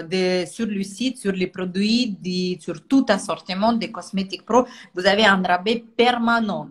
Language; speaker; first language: French; non-native, fluent; Russian